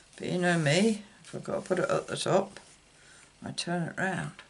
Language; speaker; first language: English; native; English